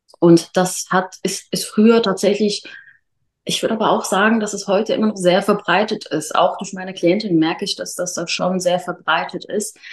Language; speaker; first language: German; early bilingual, other home language; Arabic